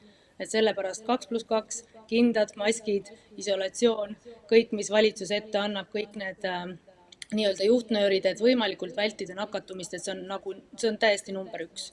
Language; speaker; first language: Estonian; native; Estonian